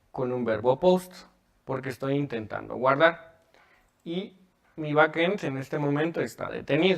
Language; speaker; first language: Spanish; native; Spanish